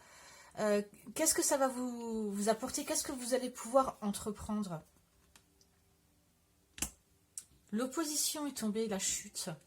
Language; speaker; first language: French; native; French